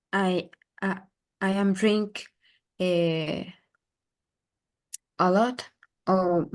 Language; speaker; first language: English; non-native, learner; Spanish